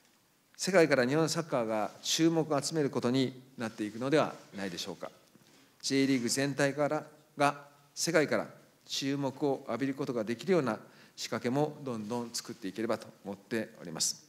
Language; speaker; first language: Japanese; native; Japanese